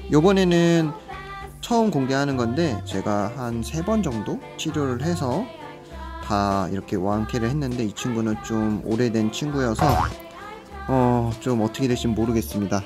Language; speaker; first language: Korean; native; Korean